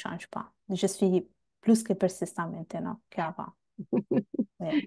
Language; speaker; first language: French; non-native, fluent; Bangla